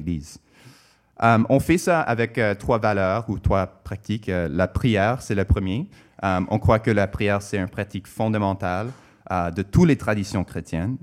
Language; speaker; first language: French; non-native, local second language; English